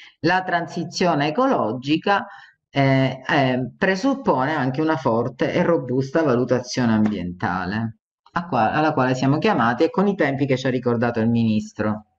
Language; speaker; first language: Italian; native; Italian